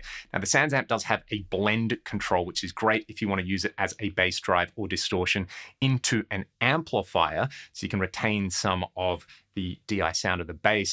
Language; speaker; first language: English; native; English